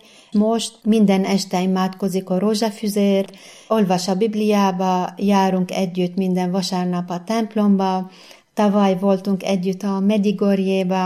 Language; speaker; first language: Hungarian; non-native, learner; Arabic